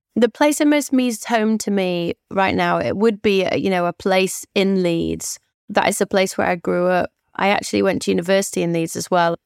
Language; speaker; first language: English; native; English